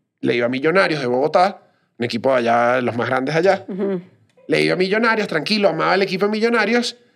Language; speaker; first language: Spanish; native; Spanish